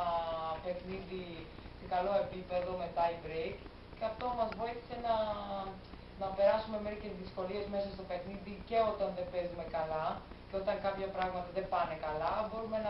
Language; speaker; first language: Greek; non-native, fluent; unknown